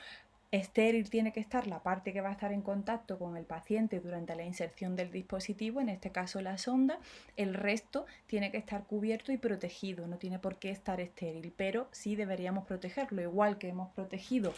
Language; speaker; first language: Spanish; native; Spanish